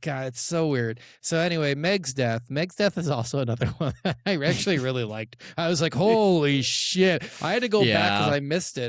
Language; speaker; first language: English; native; English